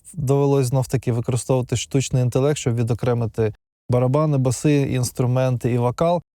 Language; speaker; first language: Ukrainian; non-native, local second language; Russian